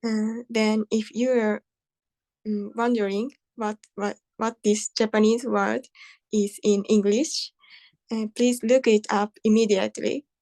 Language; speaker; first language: English; non-native, learner; Japanese